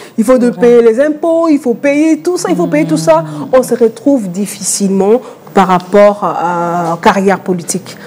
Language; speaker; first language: French; non-native, local second language; Lingala